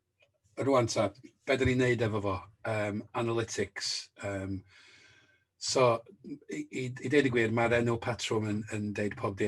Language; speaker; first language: Welsh; native; Welsh